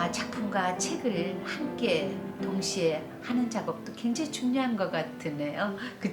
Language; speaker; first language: Korean; native; Korean